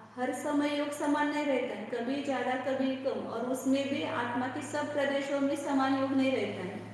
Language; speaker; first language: Hindi; non-native, local second language; Marathi